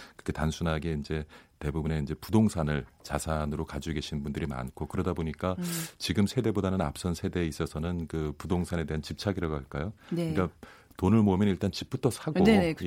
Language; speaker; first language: Korean; native; Korean